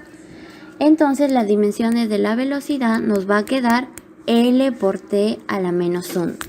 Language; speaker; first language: Spanish; native; Spanish